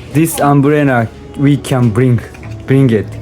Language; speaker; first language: English; non-native, learner; Japanese